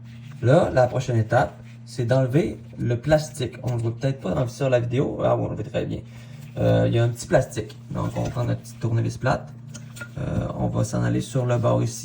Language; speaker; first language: French; native; French